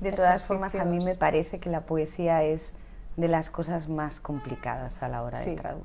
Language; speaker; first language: Spanish; native; Spanish